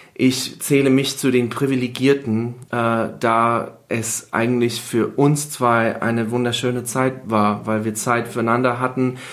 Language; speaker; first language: German; non-native, fluent; English